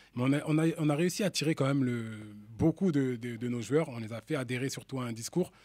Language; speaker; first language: French; native; French